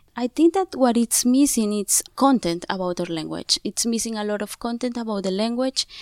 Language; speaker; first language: English; non-native, fluent; Zapotec